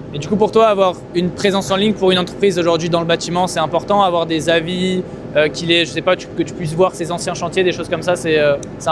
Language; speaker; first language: French; native; French